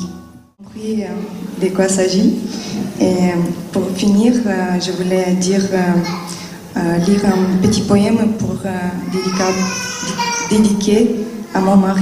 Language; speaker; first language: French; non-native, learner; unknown